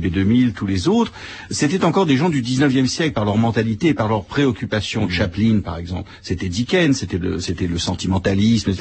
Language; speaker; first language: French; native; French